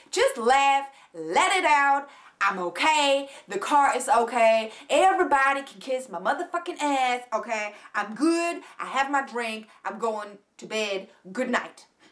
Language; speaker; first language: English; non-native, fluent; German